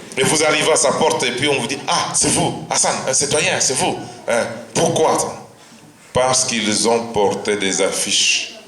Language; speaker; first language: French; non-native, local second language; Luba-Lulua